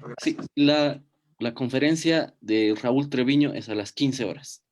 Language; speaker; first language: Spanish; native; Spanish